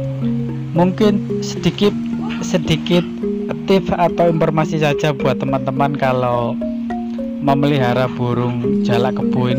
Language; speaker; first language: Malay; non-native, local second language; Javanese